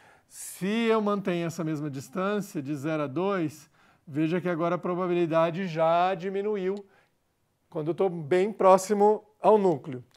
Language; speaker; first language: Portuguese; native; Portuguese